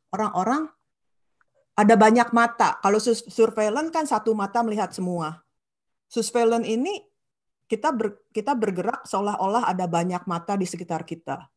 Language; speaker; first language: Indonesian; non-native, local second language; Sundanese